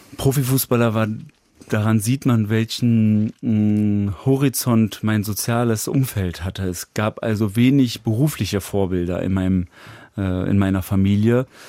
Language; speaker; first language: German; native; German